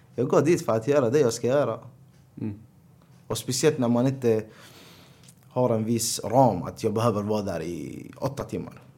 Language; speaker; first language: Swedish; early bilingual, other home language; Arabic